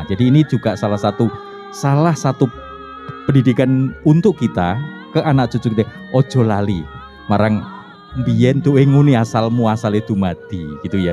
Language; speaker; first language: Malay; non-native, local second language; Javanese